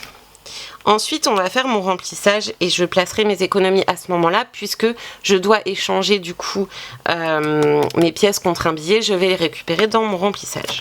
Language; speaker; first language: French; native; French